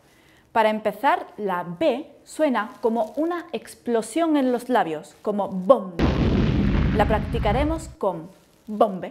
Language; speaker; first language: Spanish; native; Spanish